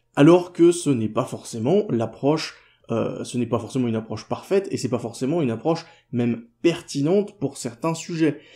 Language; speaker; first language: French; native; French